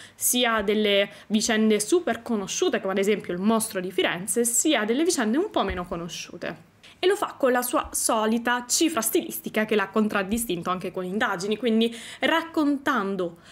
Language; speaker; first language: Italian; native; Italian